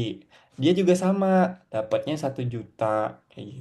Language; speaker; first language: Indonesian; native; Indonesian